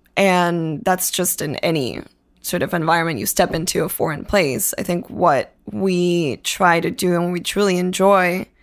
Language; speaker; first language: English; early bilingual, other home language; Spanish